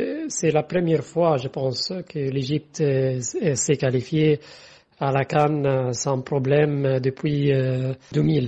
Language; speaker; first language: French; non-native, fluent; Arabic